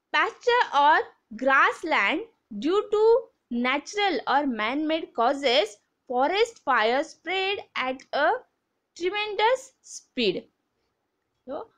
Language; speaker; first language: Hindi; non-native, local second language; Marathi